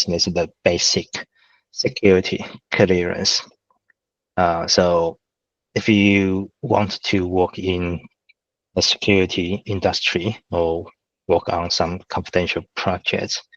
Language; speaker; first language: English; non-native, fluent; Chinese